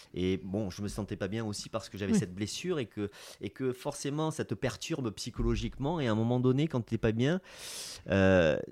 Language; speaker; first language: French; native; French